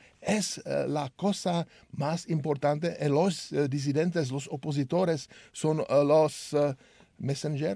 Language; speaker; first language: Spanish; non-native, learner; Czech